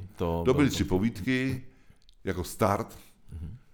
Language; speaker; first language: Czech; native; Czech